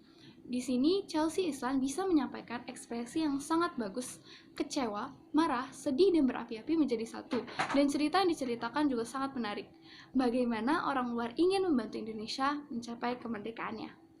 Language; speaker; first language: Indonesian; native; Indonesian